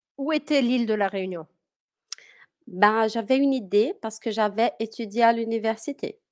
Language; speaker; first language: French; non-native, fluent; Portuguese